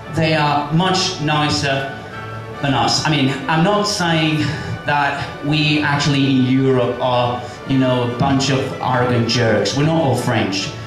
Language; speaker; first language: English; non-native, fluent; Spanish